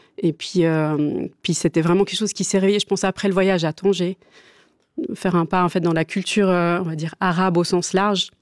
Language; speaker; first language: French; native; French